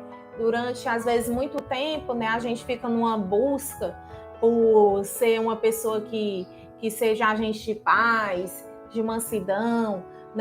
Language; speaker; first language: Portuguese; native; Portuguese